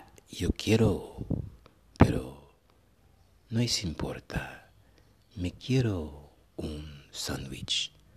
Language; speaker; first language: Spanish; non-native, learner; English